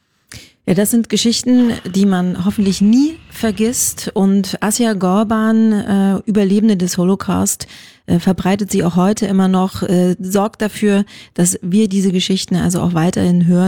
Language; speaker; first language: German; native; German